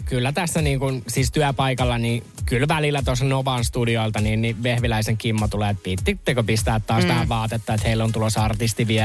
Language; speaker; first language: Finnish; native; Finnish